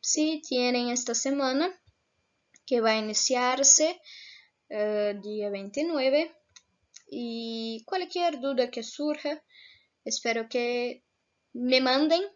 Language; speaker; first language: Spanish; non-native, fluent; Portuguese